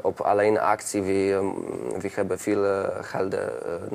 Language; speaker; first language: Dutch; non-native, learner; Polish